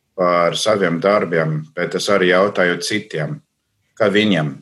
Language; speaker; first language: Latvian; non-native, fluent; English